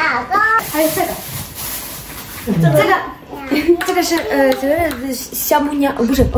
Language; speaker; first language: Chinese; non-native, fluent; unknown